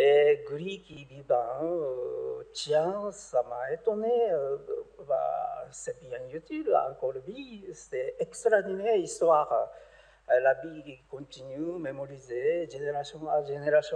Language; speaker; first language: French; non-native, learner; Japanese